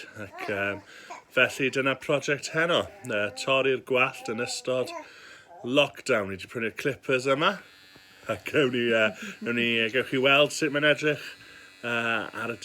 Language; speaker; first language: Welsh; native; Welsh